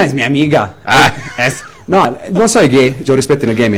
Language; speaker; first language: Spanish; non-native, learner; Arabic